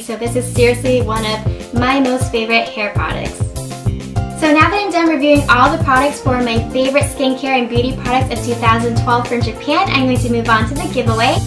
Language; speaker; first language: English; early bilingual, other home language; Japanese